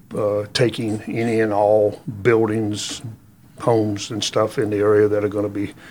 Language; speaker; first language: English; native; English